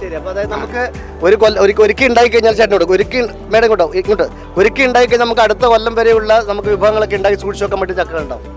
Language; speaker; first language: Malayalam; native; Malayalam